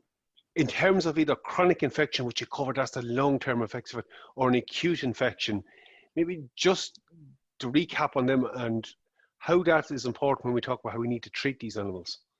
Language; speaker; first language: English; native; English